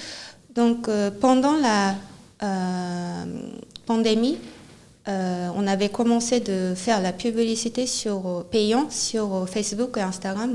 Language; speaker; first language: French; non-native, fluent; Japanese